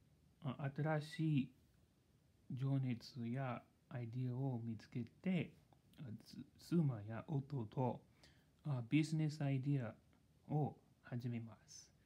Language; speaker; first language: Japanese; non-native, learner; English